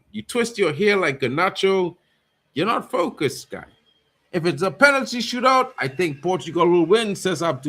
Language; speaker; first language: English; native; English